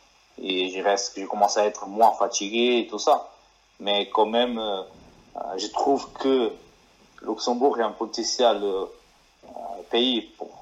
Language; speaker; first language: French; non-native, fluent; Portuguese